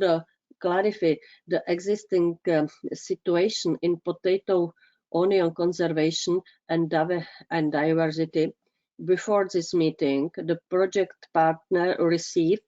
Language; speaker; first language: English; non-native, fluent; Czech